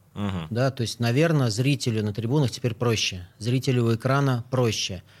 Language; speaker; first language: Russian; native; Russian